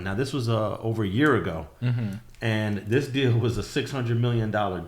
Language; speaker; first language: English; native; English